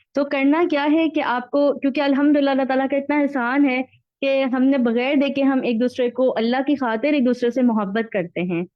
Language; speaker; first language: Urdu; native; Urdu